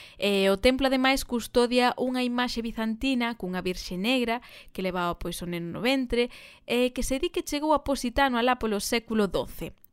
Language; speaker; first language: Galician; native; Galician